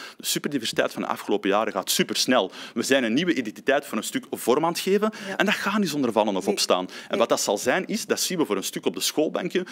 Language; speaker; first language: Dutch; early bilingual, other home language; Arabic